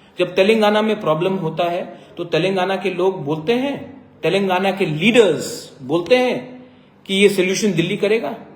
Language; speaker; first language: Hindi; non-native, local second language; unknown